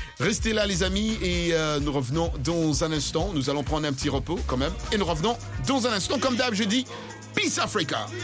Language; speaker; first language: French; non-native, local second language; Lingala